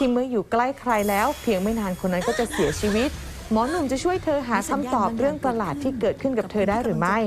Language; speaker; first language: Thai; native; Thai